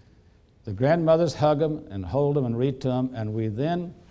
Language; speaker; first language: English; native; English